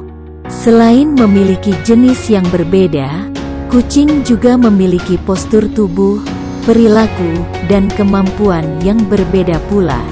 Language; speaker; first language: Indonesian; native; Indonesian